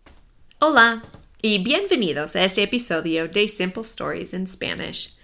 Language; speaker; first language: Spanish; non-native, fluent; English